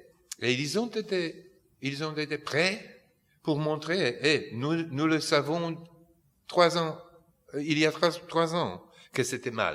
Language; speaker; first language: French; non-native, fluent; Polish